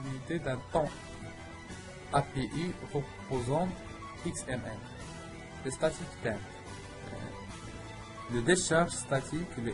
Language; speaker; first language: French; non-native, learner; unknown